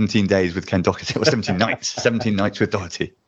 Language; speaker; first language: English; native; English